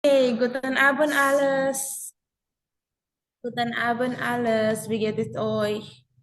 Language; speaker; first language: German; non-native, learner; Indonesian